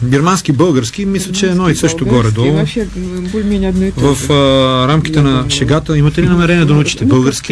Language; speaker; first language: Bulgarian; native; Bulgarian